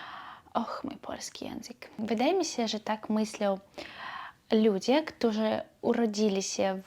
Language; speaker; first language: Polish; non-native, learner; Belarusian